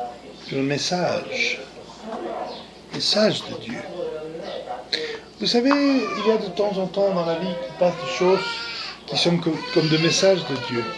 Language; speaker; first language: French; non-native, fluent; Spanish